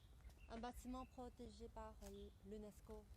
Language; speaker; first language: French; non-native, fluent; Chinese